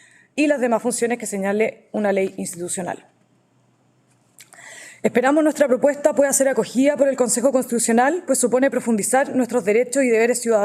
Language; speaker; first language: Spanish; native; Spanish